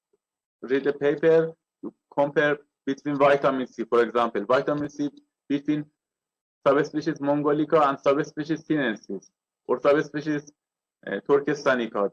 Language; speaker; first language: English; non-native, learner; Persian